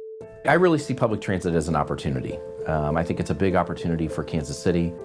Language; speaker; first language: English; native; English